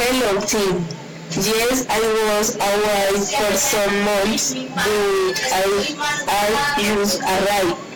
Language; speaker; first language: English; non-native, learner; Spanish